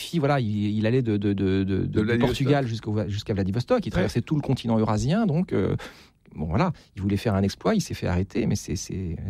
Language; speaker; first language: French; native; French